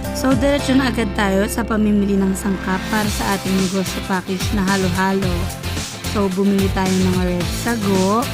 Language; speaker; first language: Filipino; non-native, local second language; Pampanga